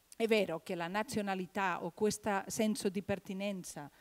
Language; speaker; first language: Italian; non-native, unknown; Catalan